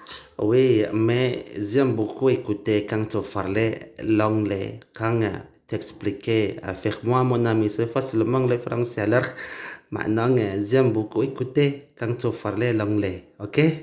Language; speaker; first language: French; non-native, learner; Indonesian